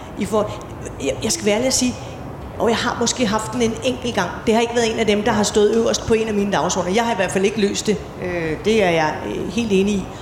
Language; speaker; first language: Danish; native; Danish